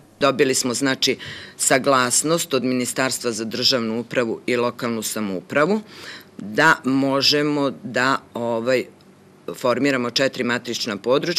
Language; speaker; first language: Serbian; native; Serbian